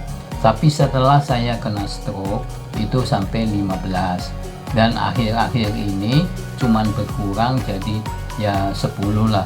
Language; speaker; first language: Indonesian; non-native, local second language; Dutch